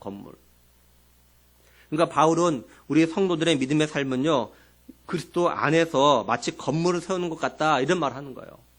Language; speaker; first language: Korean; native; Korean